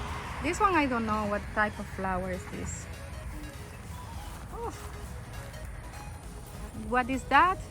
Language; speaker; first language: English; non-native, fluent; Spanish